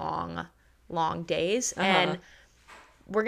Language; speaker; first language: English; native; English